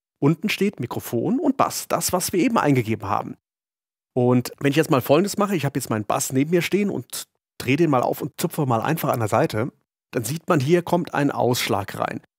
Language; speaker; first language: German; native; German